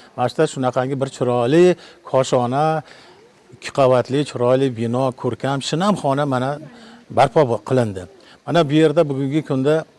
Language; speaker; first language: Uzbek; native; Uzbek